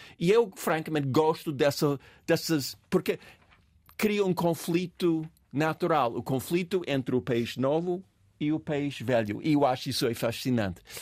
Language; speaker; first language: Portuguese; non-native, fluent; English